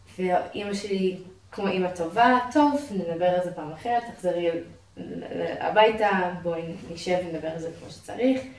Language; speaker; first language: Hebrew; non-native, fluent; English